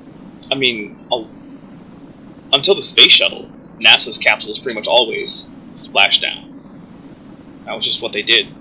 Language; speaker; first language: English; native; English